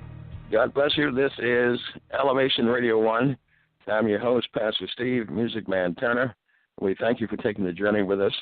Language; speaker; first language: English; native; English